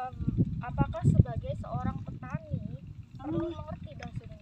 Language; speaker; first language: Indonesian; native; Indonesian